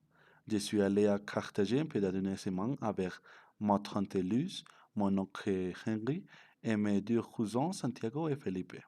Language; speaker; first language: French; non-native, learner; Spanish